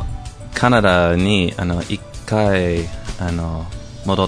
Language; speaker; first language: Japanese; non-native, fluent; English